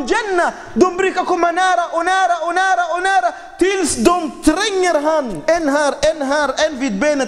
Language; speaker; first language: Swedish; non-native, fluent; Arabic